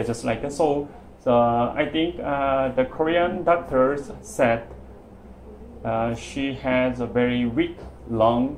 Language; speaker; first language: English; non-native, learner; Filipino